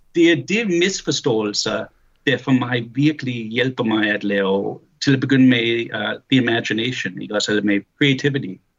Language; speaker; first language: Danish; early bilingual, heritage; Danish